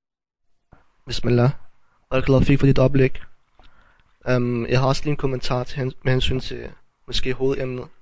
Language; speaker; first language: Danish; early bilingual, other home language; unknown